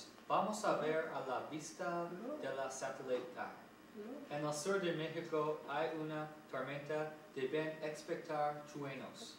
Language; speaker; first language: Spanish; non-native, learner; English